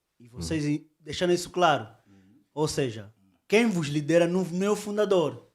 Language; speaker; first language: Portuguese; native; Portuguese